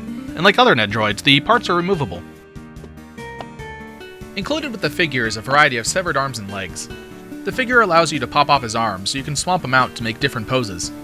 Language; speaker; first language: English; native; English